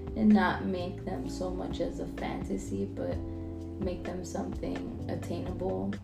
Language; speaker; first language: English; native; English